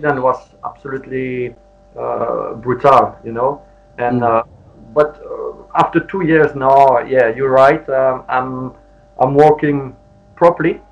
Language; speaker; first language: English; non-native, learner; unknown